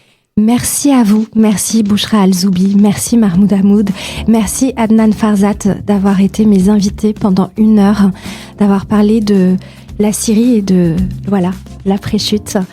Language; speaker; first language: French; native; French